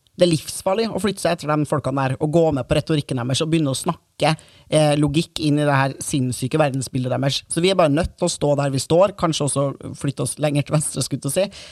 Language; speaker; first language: Norwegian; native; Norwegian